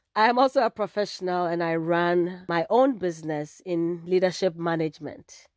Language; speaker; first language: English; non-native, local second language; Akan